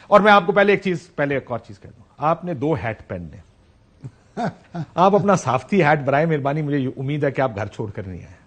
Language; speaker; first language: Urdu; native; Urdu